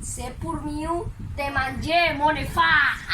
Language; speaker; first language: French; non-native, learner; Spanish